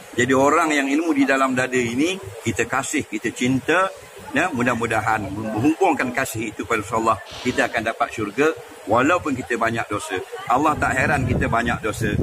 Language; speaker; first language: Malay; native; Malay